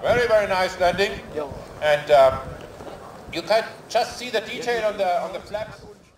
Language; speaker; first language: English; non-native, fluent; German